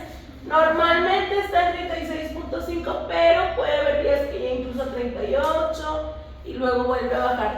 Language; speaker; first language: Spanish; native; Spanish